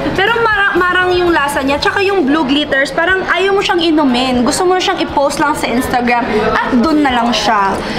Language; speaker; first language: Filipino; non-native, local second language; Cebuano